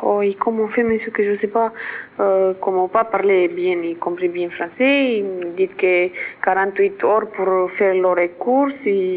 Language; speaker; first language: French; non-native, learner; Romanian